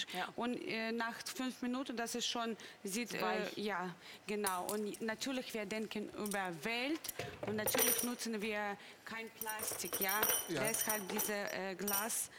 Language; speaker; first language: German; non-native, fluent; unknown